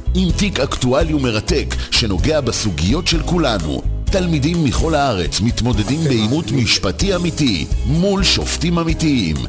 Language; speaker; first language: Hebrew; native; Hebrew